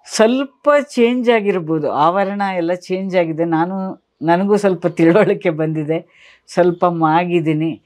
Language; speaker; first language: Kannada; native; Kannada